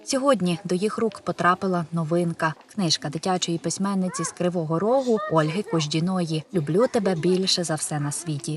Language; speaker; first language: Ukrainian; native; Ukrainian